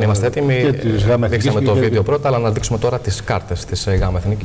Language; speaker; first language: Greek; native; Greek